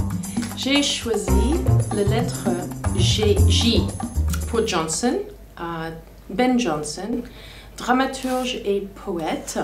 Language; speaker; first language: French; non-native, fluent; English